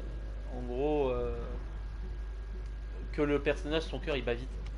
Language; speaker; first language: French; native; French